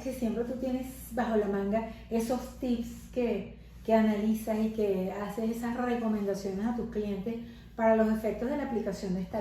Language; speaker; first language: Spanish; native; Spanish